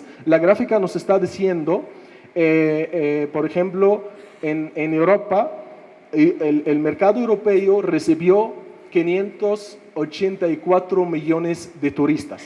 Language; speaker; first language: Spanish; non-native, fluent; Arabic